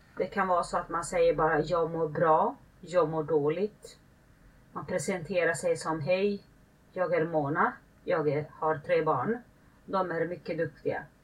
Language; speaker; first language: Swedish; early bilingual, other home language; Finnish